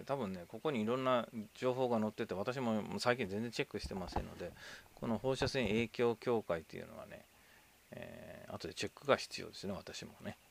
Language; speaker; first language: Japanese; native; Japanese